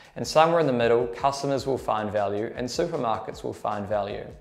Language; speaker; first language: English; native; English